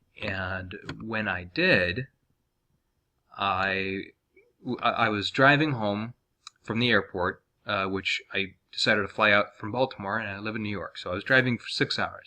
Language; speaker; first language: English; native; English